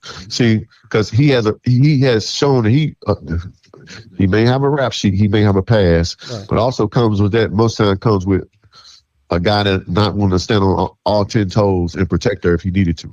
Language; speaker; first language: English; native; English